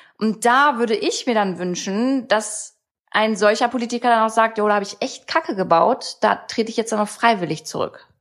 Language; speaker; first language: German; native; German